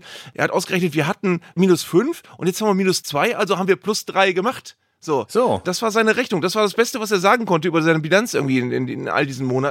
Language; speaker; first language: German; native; German